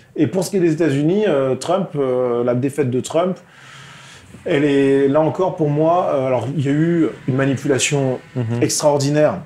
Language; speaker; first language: French; native; French